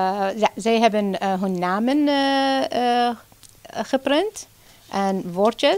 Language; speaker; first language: Dutch; non-native, fluent; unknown